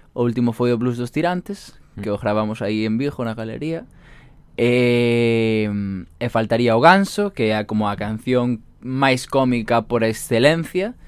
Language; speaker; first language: Galician; non-native, local second language; Spanish